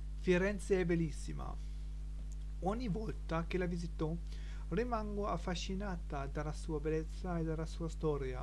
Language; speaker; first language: Italian; non-native, learner; German